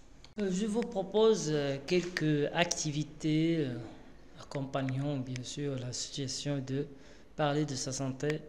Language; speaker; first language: French; non-native, local second language; Arabic